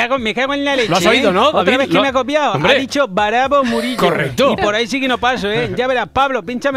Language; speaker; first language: Spanish; native; Spanish